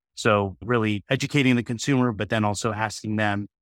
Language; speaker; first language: English; native; English